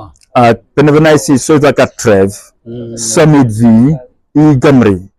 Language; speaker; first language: Welsh; non-native, fluent; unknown